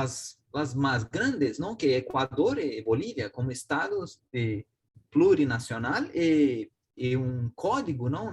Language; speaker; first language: Spanish; non-native, learner; Portuguese